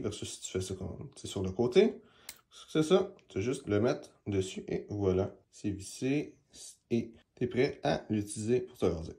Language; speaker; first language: French; native; French